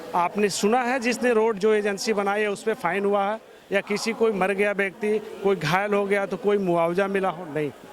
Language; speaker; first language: Hindi; native; Hindi